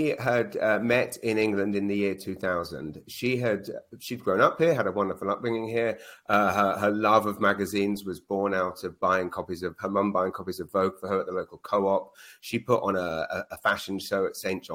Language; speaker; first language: English; native; English